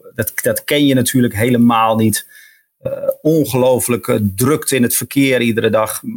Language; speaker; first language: Dutch; native; Dutch